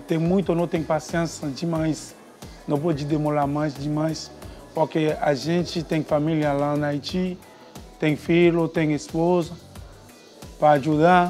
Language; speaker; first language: Portuguese; non-native, learner; Haitian Creole